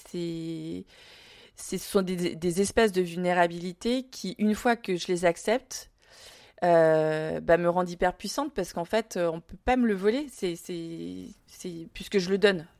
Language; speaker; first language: French; early bilingual, other home language; Vietnamese